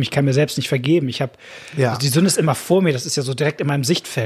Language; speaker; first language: German; native; German